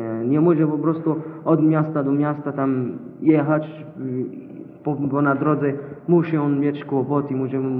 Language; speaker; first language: Polish; non-native, learner; Arabic